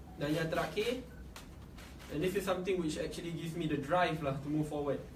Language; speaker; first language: English; non-native, local second language; Malay